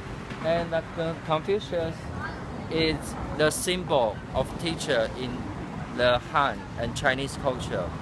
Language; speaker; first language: English; non-native, fluent; Chinese